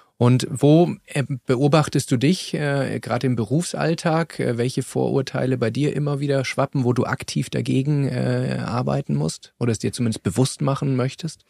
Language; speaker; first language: German; native; German